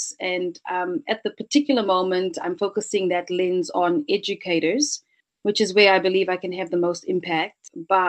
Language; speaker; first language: English; native; English